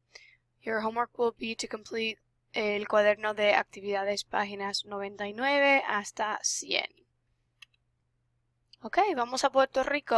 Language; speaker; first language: Spanish; non-native, fluent; English